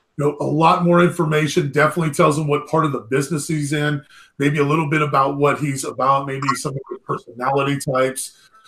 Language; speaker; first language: English; native; English